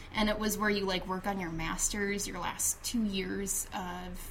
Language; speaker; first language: English; native; English